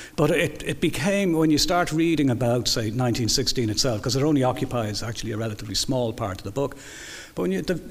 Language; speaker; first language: English; native; English